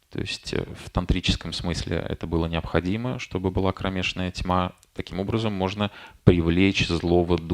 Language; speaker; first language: Russian; native; Russian